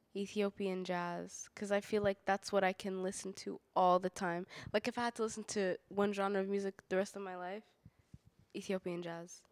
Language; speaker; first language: English; native; English